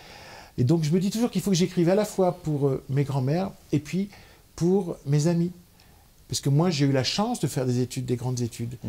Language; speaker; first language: French; native; French